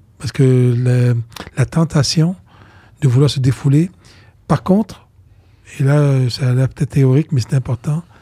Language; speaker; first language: French; non-native, local second language; Arabic